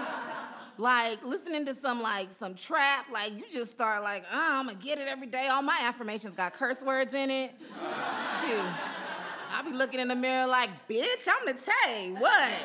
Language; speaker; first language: English; native; English